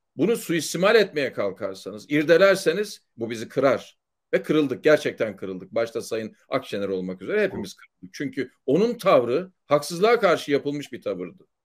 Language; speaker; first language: Turkish; native; Turkish